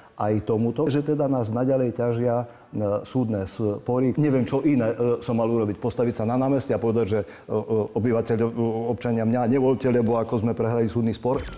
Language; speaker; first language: Slovak; native; Slovak